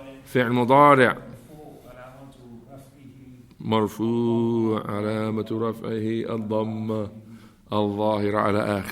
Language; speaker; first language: Arabic; non-native, fluent; English